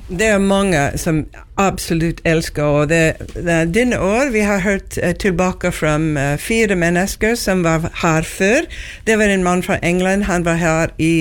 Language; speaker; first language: Norwegian; non-native, learner; English